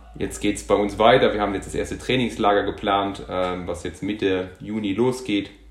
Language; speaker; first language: German; non-native, local second language; Luxembourgish